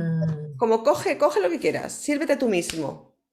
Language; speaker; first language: Spanish; native; Spanish